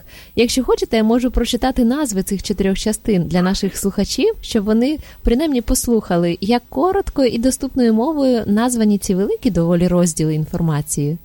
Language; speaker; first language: Ukrainian; native; Ukrainian